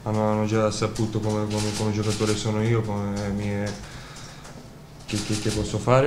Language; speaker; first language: Italian; non-native, learner; Croatian